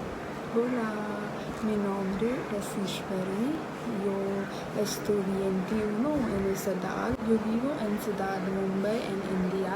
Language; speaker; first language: Spanish; non-native, learner; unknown